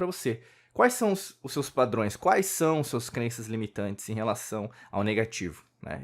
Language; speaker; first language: Portuguese; native; Portuguese